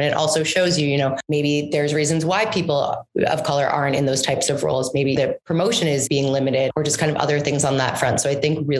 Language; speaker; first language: English; native; English